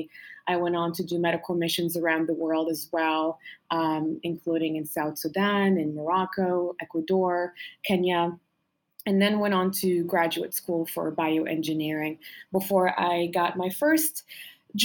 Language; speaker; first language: English; non-native, fluent; Arabic